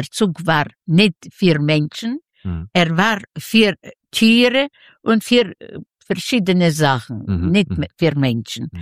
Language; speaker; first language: German; non-native, learner; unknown